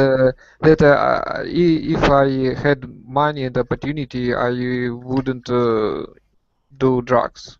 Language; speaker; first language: English; non-native, learner; Russian